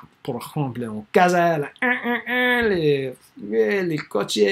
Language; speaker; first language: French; non-native, learner; English